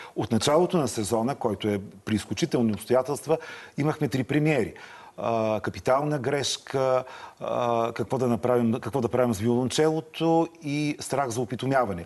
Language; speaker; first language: Bulgarian; native; Bulgarian